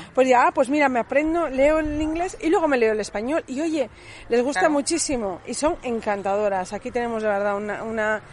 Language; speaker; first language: Spanish; non-native, fluent; Swedish